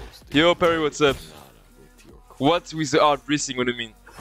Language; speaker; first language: English; non-native, fluent; French